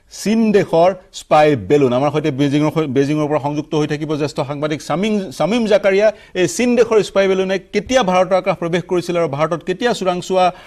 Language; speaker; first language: Assamese; native; Assamese